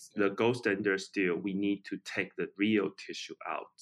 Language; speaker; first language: English; non-native, fluent; Chinese